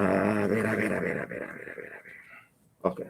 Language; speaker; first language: Spanish; non-native, fluent; English